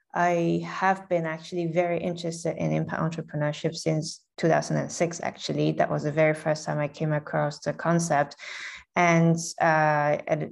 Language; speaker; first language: English; non-native, local second language; Cantonese